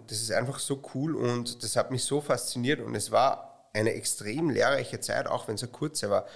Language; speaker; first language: German; native; German